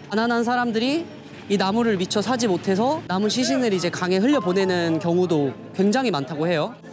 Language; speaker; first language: Korean; native; Korean